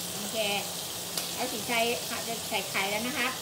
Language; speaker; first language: Norwegian; non-native, learner; Thai